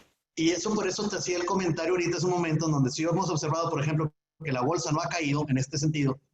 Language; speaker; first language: Spanish; native; Spanish